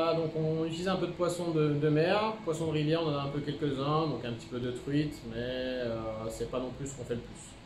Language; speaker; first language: French; native; French